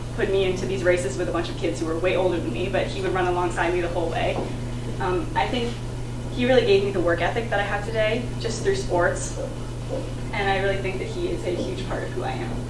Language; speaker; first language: English; native; English